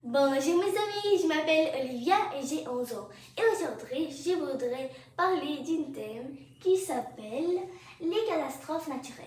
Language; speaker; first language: French; non-native, fluent; English